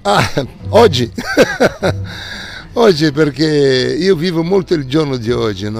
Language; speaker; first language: Italian; non-native, fluent; Portuguese